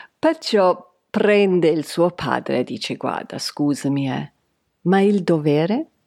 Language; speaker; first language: Italian; non-native, fluent; English